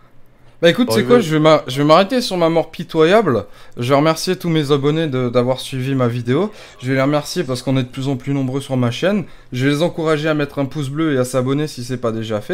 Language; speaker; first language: French; native; French